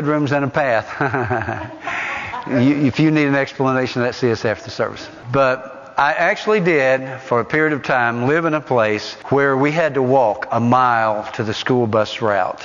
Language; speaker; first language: English; native; English